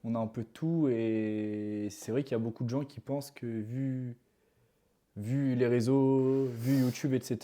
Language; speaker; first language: French; native; French